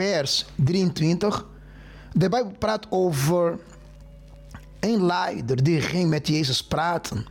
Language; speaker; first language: Dutch; non-native, fluent; Portuguese